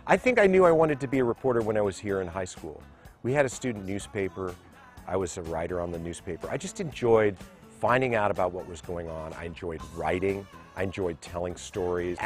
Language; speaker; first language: English; native; English